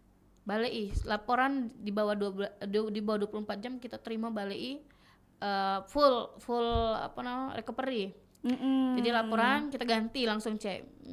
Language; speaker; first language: Indonesian; native; Indonesian